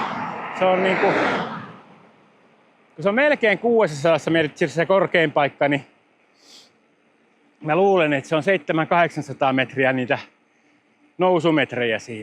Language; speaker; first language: Finnish; native; Finnish